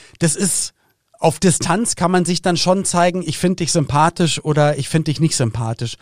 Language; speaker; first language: German; native; German